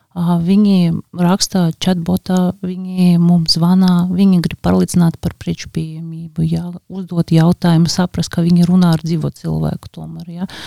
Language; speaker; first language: Latvian; non-native, local second language; Russian